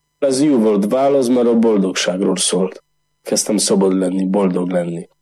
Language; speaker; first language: Hungarian; non-native, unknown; Polish